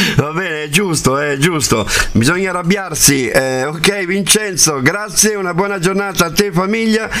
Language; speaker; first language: Italian; native; Italian